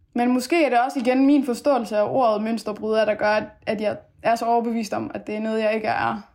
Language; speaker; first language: Danish; early bilingual, other home language; Persian